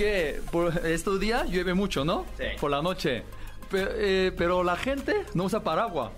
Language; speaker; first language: Spanish; non-native, learner; Korean